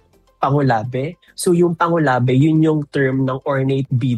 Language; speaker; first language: Filipino; native; Filipino